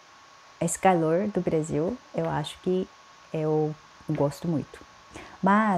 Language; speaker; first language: Portuguese; non-native, fluent; Korean